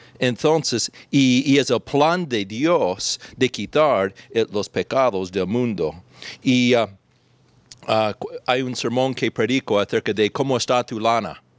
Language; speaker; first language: Spanish; non-native, fluent; English